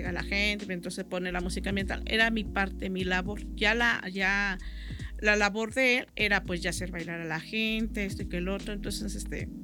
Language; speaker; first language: Spanish; native; Spanish